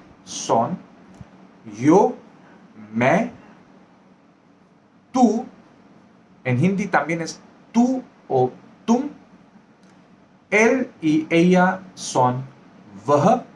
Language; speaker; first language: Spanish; non-native, fluent; Hindi